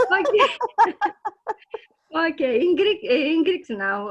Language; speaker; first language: English; non-native, learner; Greek